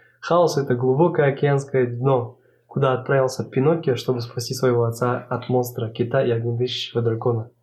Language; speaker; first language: Russian; non-native, local second language; Kazakh